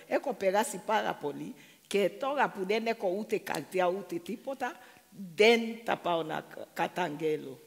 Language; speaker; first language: Greek; non-native, fluent; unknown